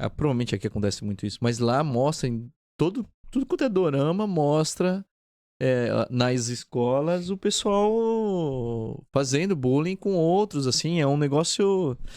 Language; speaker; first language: Portuguese; native; Portuguese